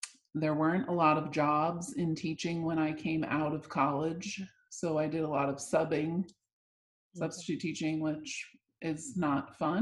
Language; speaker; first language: English; native; English